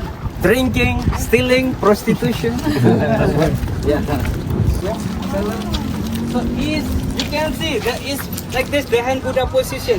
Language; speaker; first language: English; non-native, learner; Indonesian